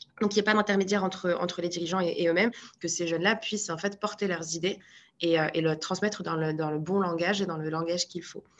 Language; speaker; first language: French; non-native, local second language; Arabic